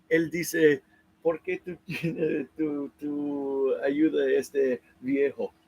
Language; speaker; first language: Spanish; non-native, learner; English